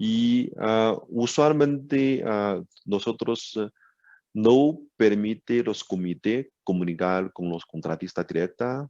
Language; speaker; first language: Spanish; non-native, learner; Chinese